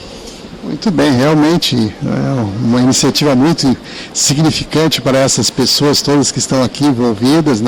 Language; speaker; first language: Portuguese; native; Portuguese